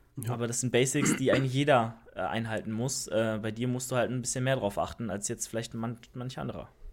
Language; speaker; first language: German; native; German